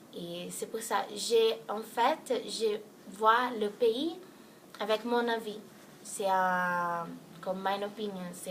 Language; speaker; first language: French; non-native, learner; Portuguese